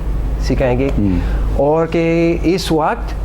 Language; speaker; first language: Hindi; non-native, learner; English